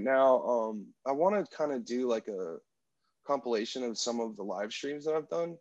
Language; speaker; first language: English; native; English